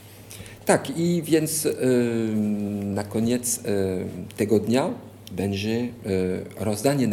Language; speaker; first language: Polish; non-native, fluent; French